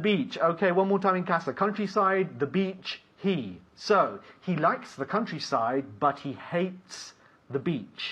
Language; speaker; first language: English; non-native, fluent; Spanish